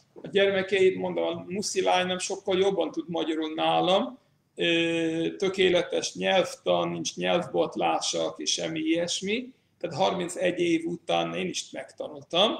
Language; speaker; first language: Hungarian; non-native, fluent; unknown